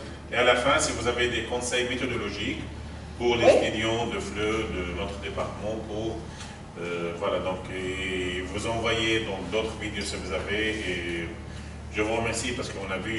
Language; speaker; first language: French; non-native, fluent; Arabic